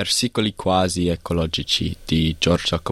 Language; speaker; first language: Italian; non-native, learner; English